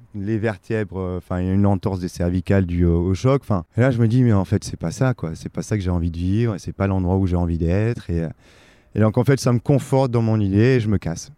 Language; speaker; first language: French; native; French